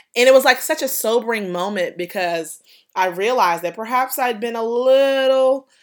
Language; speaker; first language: English; native; English